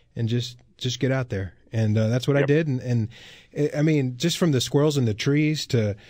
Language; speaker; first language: English; native; English